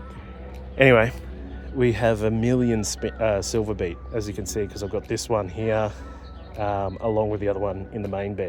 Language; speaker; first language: English; native; English